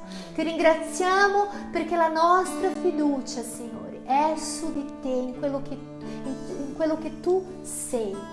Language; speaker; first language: Italian; non-native, fluent; Portuguese